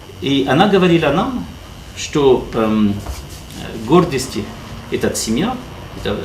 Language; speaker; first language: Russian; non-native, learner; French